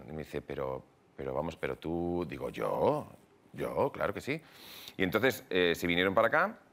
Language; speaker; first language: Spanish; native; Spanish